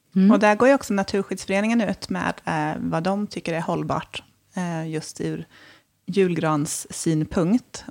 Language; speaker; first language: Swedish; native; Swedish